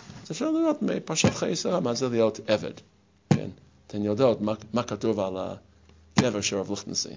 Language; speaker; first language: Hebrew; non-native, fluent; English